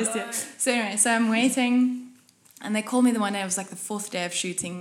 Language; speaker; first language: English; non-native, local second language; Afrikaans